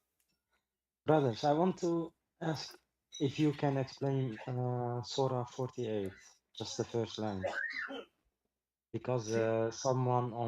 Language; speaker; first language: English; non-native, fluent; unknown